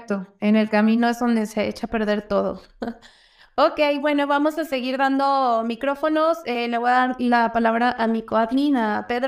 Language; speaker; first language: Spanish; native; Spanish